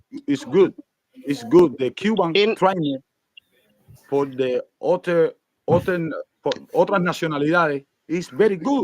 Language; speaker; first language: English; non-native, learner; Spanish